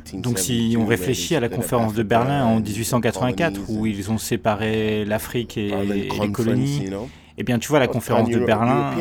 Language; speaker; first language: French; non-native, fluent; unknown